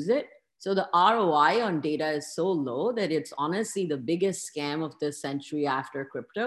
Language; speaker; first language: English; non-native, local second language; Urdu